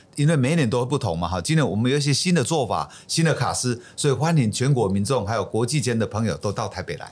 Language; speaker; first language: Chinese; native; Chinese